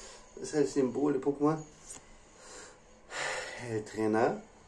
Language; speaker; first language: Spanish; non-native, learner; English